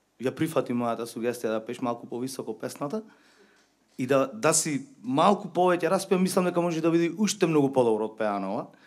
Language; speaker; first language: Macedonian; native; Macedonian